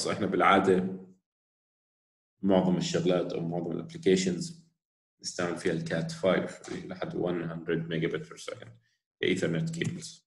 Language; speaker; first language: Arabic; native; Arabic